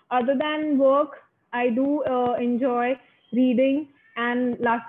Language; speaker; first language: English; non-native, local second language; Marathi